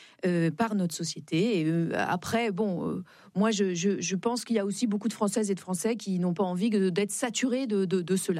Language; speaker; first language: French; native; French